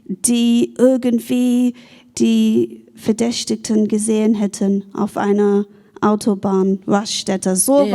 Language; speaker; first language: German; non-native, fluent; English